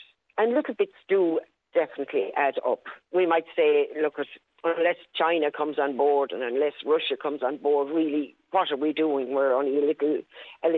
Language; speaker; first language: English; native; English